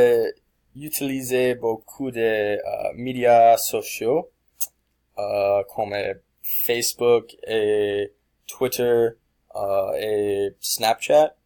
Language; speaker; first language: French; non-native, learner; English